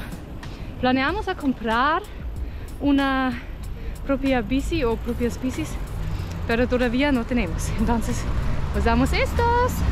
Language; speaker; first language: Spanish; non-native, learner; German